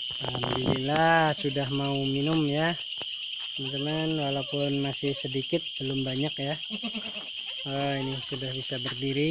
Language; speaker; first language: Indonesian; native; Indonesian